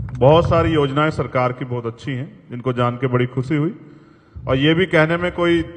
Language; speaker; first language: Hindi; native; Hindi